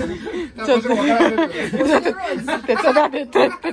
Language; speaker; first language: Japanese; non-native, learner; Russian